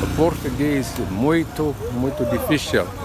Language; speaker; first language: Portuguese; non-native, learner; English